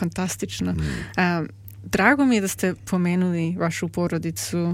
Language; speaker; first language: Serbian; native; Serbian